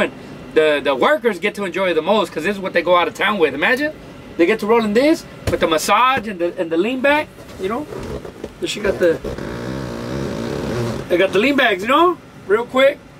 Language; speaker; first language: English; early bilingual, other home language; Spanish